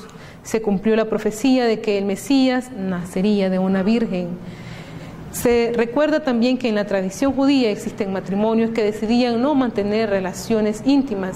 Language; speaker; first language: Spanish; native; Spanish